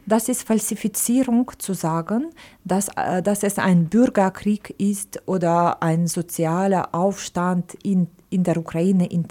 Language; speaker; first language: German; non-native, fluent; Ukrainian